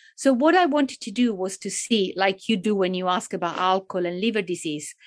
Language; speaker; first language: English; non-native, fluent; Italian